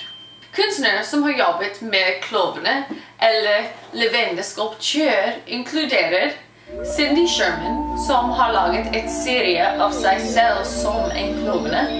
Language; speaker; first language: Norwegian; non-native, learner; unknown